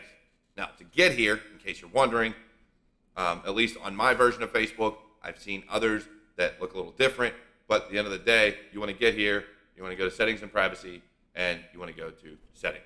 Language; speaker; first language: English; native; English